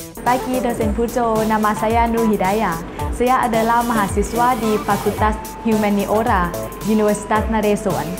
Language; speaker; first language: Indonesian; non-native, learner; Thai